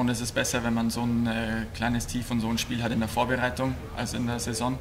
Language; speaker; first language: German; native; German